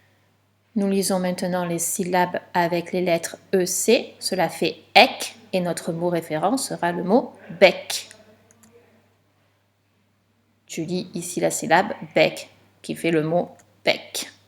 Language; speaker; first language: French; native; French